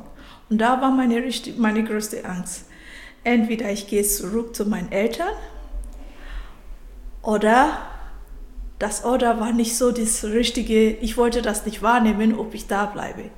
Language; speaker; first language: German; non-native, fluent; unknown